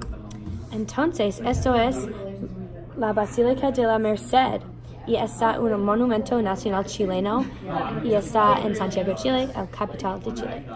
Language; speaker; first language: Spanish; non-native, learner; English